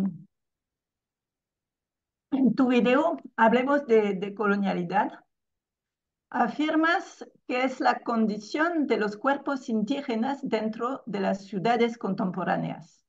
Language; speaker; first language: Spanish; non-native, fluent; French